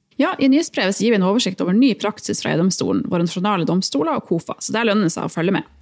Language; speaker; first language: Norwegian; native; Norwegian